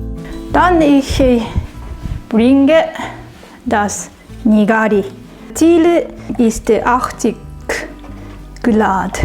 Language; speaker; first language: German; non-native, learner; Japanese